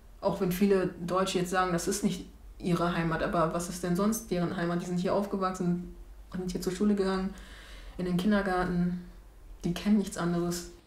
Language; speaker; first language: German; early bilingual, other home language; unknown